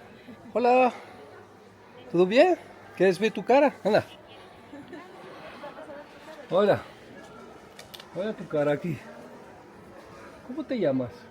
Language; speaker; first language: Spanish; non-native, learner; Portuguese